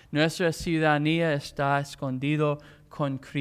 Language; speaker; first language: Spanish; non-native, fluent; English